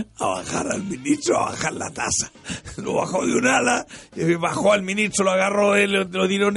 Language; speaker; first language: Spanish; native; Spanish